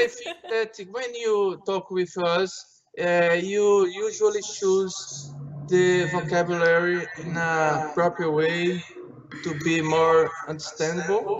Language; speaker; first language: English; non-native, learner; Portuguese